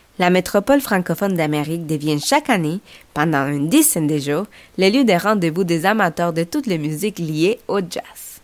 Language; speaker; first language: French; non-native, fluent; Spanish